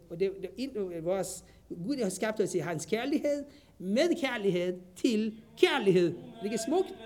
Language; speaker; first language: Danish; non-native, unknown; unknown